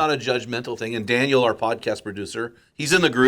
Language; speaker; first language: English; native; English